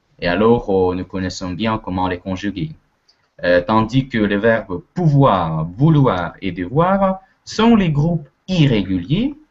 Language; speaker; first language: French; non-native, fluent; Russian